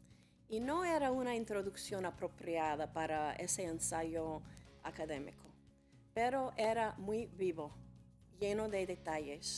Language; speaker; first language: Spanish; non-native, fluent; English